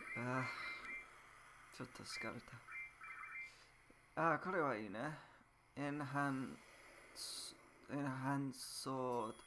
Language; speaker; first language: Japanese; non-native, learner; English